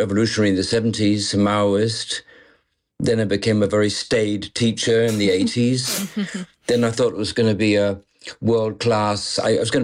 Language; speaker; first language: English; native; English